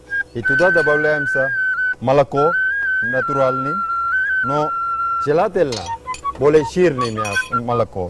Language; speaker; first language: Russian; non-native, fluent; Sinhala